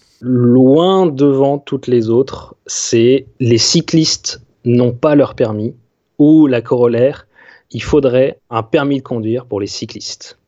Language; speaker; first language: French; native; French